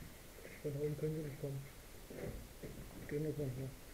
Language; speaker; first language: German; native; German